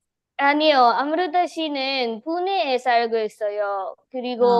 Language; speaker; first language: Korean; non-native, learner; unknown